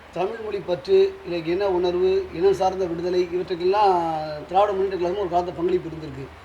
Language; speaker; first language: Tamil; native; Tamil